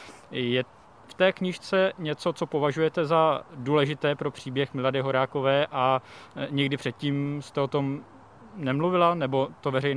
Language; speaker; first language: Czech; native; Czech